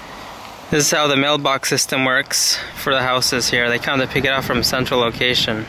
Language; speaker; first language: English; native; English